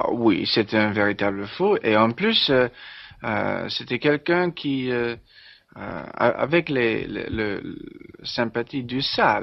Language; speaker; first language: French; non-native, learner; English